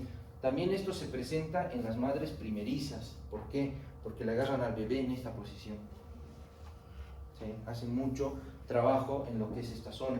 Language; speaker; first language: Spanish; native; Spanish